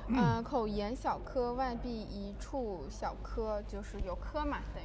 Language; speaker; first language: Chinese; native; Chinese